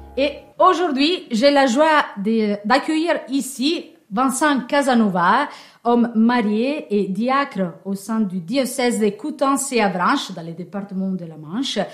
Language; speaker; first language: French; non-native, fluent; Italian